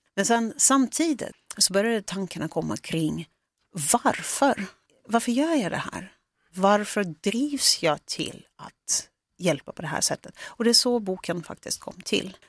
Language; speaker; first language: Swedish; early bilingual, other home language; Russian